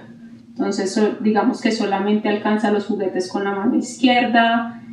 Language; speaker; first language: Spanish; native; Spanish